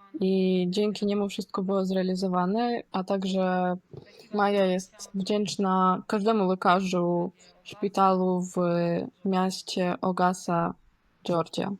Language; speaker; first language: Polish; non-native, fluent; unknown